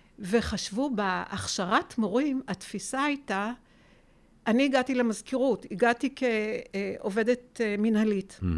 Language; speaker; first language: Hebrew; native; Hebrew